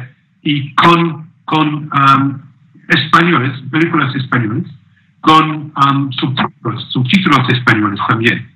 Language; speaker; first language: Spanish; non-native, learner; English